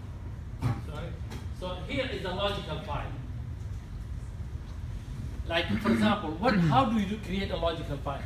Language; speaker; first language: English; non-native, fluent; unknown